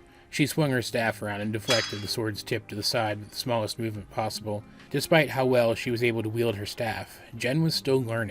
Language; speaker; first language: English; native; English